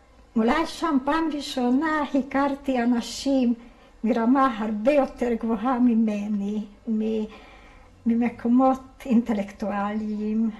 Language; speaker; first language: Hebrew; non-native, fluent; Hungarian